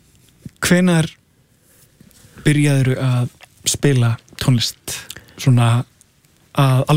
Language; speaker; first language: Icelandic; native; Icelandic